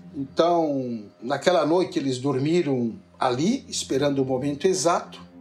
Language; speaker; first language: Portuguese; native; Portuguese